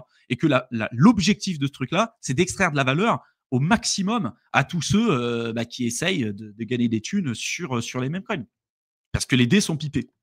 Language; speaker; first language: French; native; French